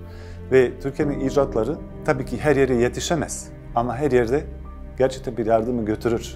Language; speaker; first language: Turkish; non-native, fluent; Bosnian